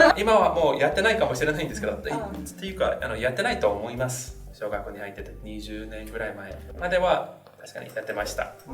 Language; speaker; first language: Japanese; non-native, fluent; English